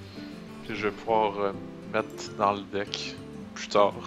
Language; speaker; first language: French; native; French